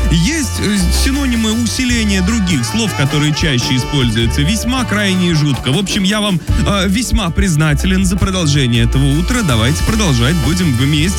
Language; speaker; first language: Russian; native; Russian